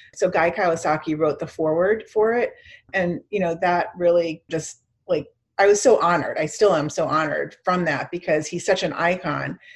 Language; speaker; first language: English; native; English